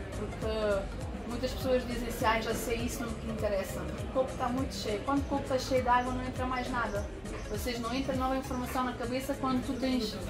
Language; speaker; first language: Portuguese; non-native, fluent; Ukrainian